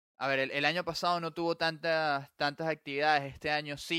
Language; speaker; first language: Spanish; native; Spanish